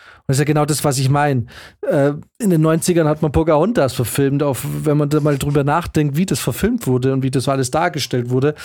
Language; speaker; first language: German; early bilingual, other home language; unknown